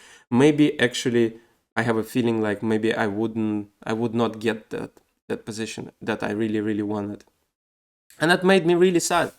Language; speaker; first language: English; non-native, fluent; Russian